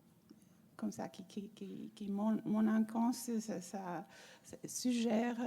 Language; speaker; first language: French; non-native, learner; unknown